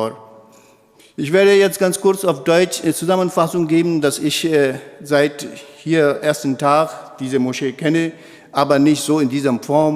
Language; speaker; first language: German; non-native, fluent; Urdu